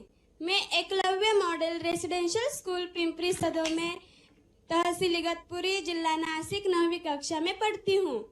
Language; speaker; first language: Hindi; non-native, local second language; Marathi